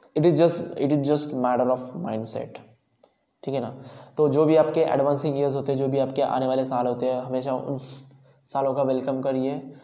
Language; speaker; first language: Hindi; non-native, local second language; Marathi